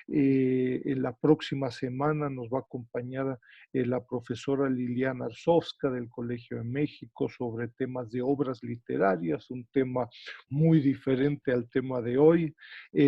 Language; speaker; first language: Spanish; native; Spanish